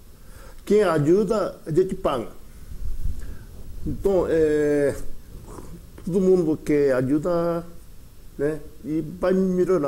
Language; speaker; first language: Portuguese; early bilingual, other home language; Japanese